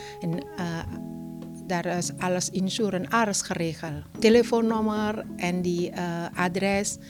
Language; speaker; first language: Dutch; non-native, learner; Indonesian